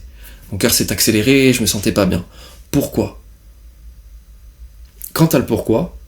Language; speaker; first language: French; native; French